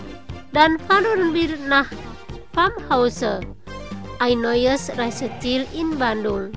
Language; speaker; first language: German; non-native, learner; Indonesian